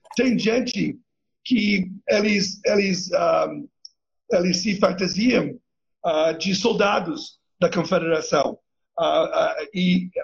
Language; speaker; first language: Portuguese; non-native, fluent; English